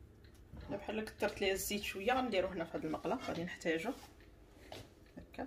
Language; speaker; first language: Arabic; native; Arabic